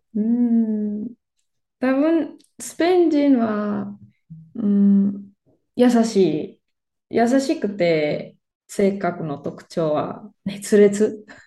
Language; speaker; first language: Japanese; non-native, fluent; Spanish